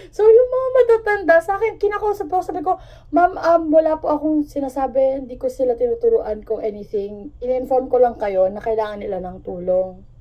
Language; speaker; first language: Filipino; non-native, local second language; Hiligaynon